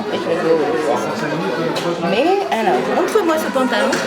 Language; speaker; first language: French; native; French